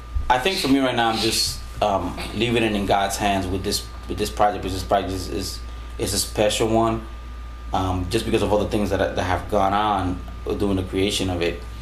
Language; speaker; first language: English; early bilingual, other home language; Spanish